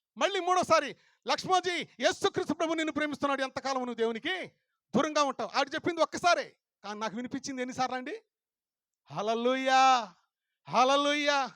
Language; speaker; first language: Telugu; non-native, local second language; Lambadi